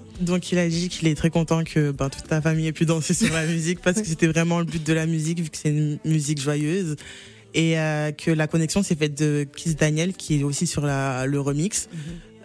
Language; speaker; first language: French; native; French